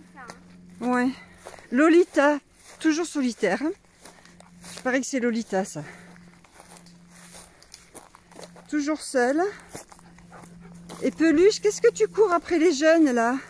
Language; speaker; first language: French; native; French